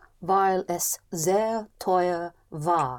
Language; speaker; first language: German; non-native, learner; English